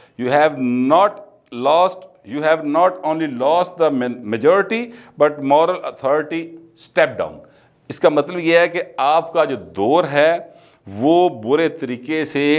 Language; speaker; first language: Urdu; non-native, local second language; Punjabi